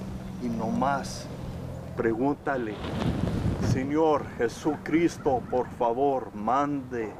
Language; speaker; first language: Spanish; early bilingual, heritage; English